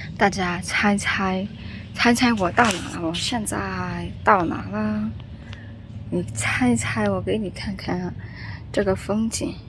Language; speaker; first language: Chinese; non-native, learner; Burmese